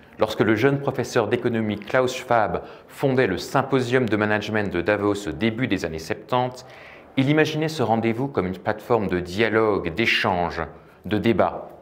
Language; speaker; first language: French; native; French